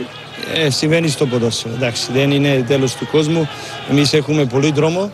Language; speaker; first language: Greek; non-native, learner; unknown